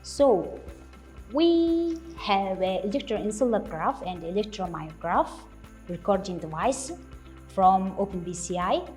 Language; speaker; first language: English; non-native, learner; Mongolian